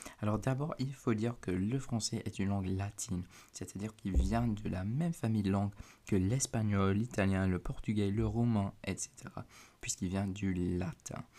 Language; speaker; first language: French; non-native, fluent; English